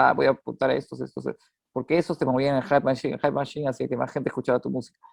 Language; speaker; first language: Spanish; native; Spanish